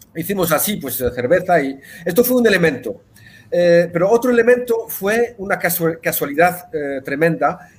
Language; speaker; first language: Spanish; early bilingual, heritage; Spanish